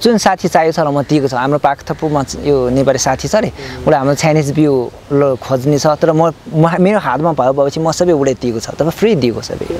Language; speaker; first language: Nepali; non-native, learner; Chinese